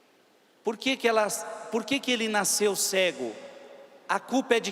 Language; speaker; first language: Portuguese; native; Portuguese